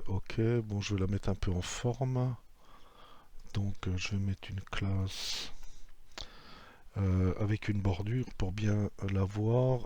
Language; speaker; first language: French; native; French